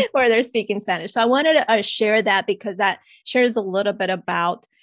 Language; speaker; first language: English; early bilingual, other home language; Spanish